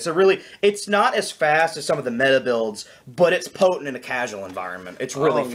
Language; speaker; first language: English; native; English